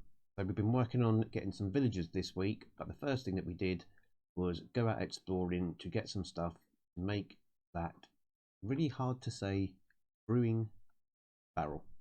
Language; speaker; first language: English; native; English